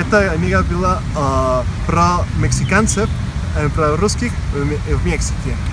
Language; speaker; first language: Russian; non-native, learner; Spanish